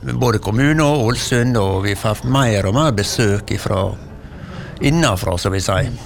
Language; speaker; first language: Norwegian; native; Norwegian